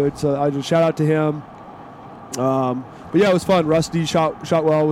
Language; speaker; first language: English; native; English